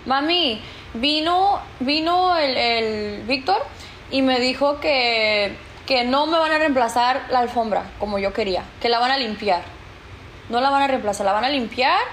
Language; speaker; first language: Spanish; early bilingual, heritage; Spanish